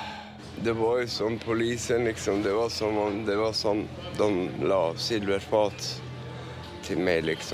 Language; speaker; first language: Swedish; non-native, fluent; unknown